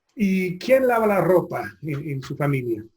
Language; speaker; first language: Spanish; non-native, fluent; English